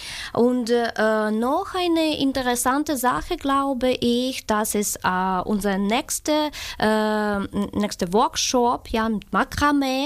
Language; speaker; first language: German; non-native, fluent; Ukrainian